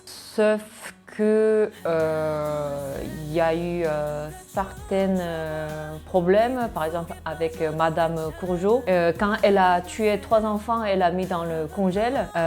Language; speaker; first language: French; non-native, fluent; Korean